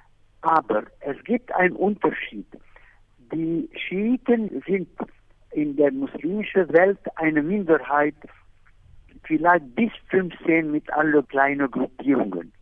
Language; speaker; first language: German; non-native, fluent; Arabic